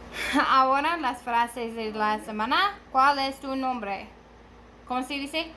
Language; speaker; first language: Spanish; non-native, learner; English